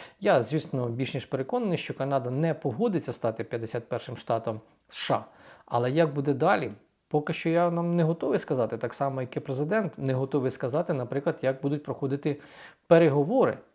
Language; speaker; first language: Ukrainian; native; Ukrainian